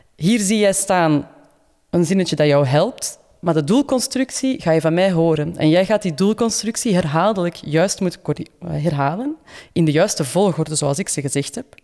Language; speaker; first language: Dutch; native; Dutch